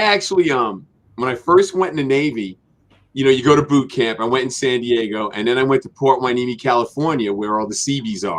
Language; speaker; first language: English; native; English